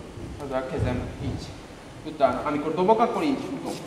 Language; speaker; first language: Hungarian; non-native, learner; Japanese